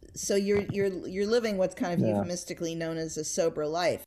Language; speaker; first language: English; native; English